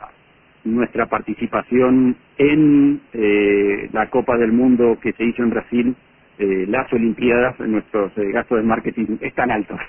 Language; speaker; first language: Spanish; native; Spanish